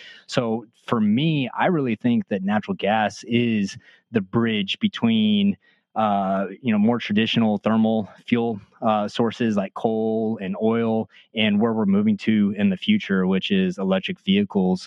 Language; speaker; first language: English; native; English